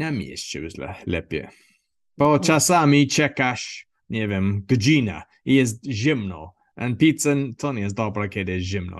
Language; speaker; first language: Polish; non-native, learner; English